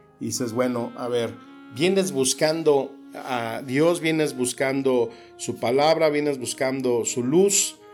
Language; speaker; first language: Spanish; native; Spanish